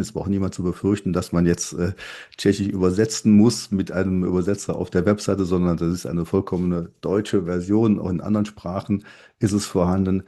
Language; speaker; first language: German; native; German